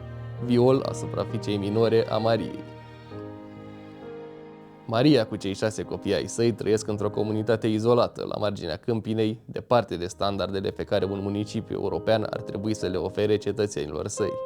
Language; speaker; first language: Romanian; native; Romanian